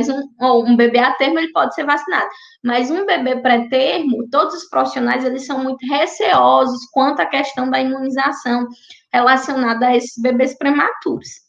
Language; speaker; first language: Portuguese; native; Portuguese